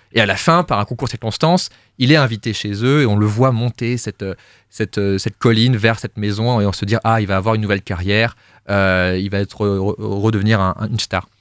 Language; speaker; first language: French; native; French